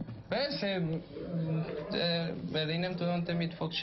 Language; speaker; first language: Hungarian; non-native, learner; Spanish